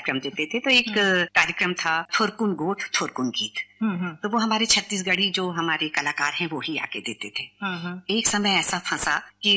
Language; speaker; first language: Hindi; native; Hindi